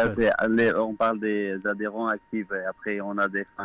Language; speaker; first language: French; non-native, fluent; Persian